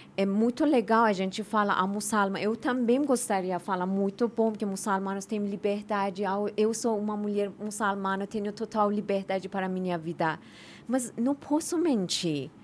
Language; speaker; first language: Portuguese; non-native, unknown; Persian